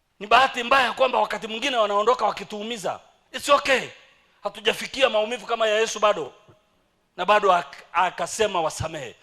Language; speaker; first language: Swahili; native; Swahili